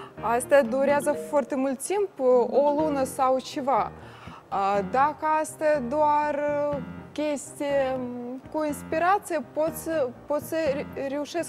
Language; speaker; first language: Romanian; non-native, learner; Russian